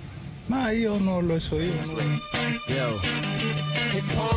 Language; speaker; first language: Italian; non-native, learner; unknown